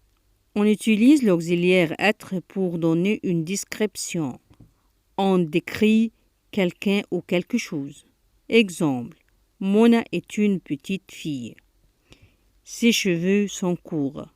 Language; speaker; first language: French; non-native, fluent; Arabic